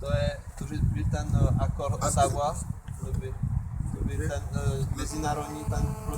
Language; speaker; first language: Czech; non-native, learner; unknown